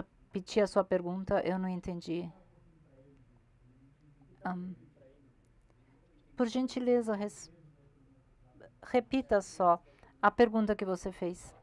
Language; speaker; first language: Portuguese; non-native, learner; German